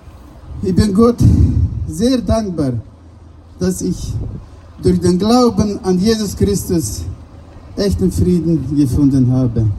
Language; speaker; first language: German; non-native, fluent; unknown